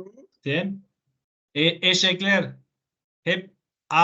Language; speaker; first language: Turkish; non-native, learner; Spanish